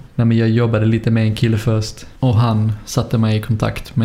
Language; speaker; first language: Swedish; native; Swedish